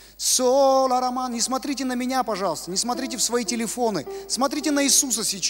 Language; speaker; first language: Russian; native; Russian